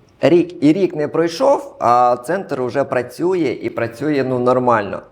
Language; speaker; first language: Ukrainian; non-native, local second language; Russian